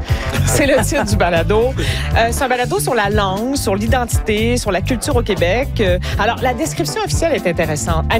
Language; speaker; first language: French; native; French